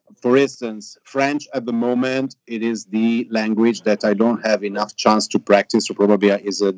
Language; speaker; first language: English; non-native, fluent; Italian